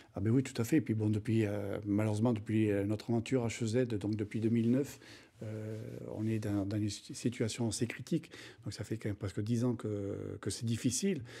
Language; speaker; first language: French; native; French